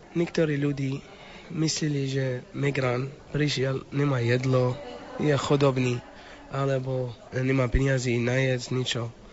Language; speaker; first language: Slovak; non-native, learner; Arabic